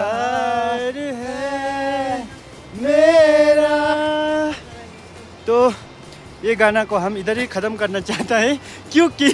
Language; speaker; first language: Hindi; non-native, local second language; Nepali